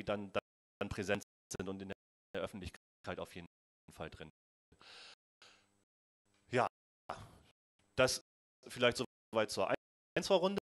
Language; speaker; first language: German; native; German